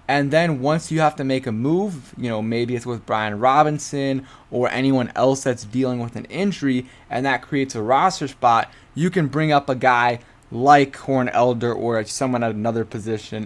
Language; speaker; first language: English; native; English